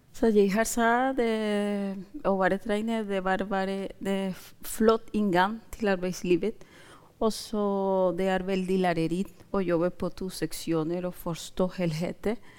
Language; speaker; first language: Norwegian; non-native, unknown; Spanish